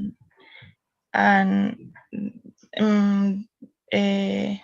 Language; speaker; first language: English; non-native, learner; Spanish